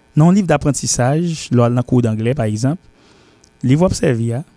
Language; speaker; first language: French; native; French